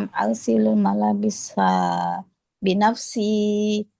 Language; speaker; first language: Arabic; non-native, learner; Indonesian